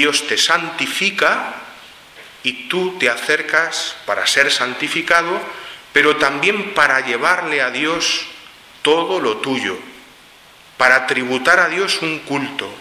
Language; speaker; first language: Spanish; native; Spanish